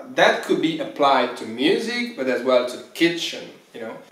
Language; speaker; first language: English; non-native, fluent; Italian